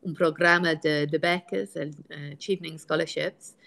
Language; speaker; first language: Spanish; non-native, fluent; English